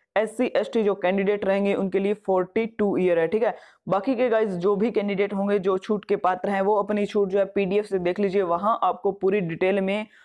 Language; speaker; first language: Hindi; non-native, local second language; Punjabi